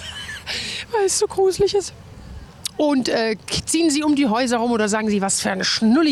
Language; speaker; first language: German; native; German